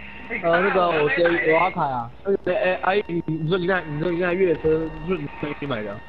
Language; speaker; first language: Chinese; native; Chinese